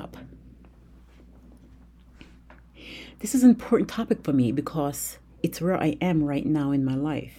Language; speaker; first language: English; native; English